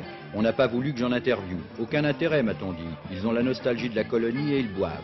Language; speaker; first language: French; native; French